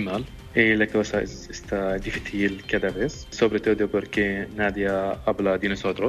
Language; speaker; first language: Spanish; non-native, learner; Arabic